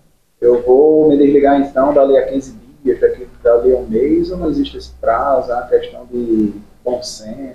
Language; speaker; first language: Portuguese; native; Portuguese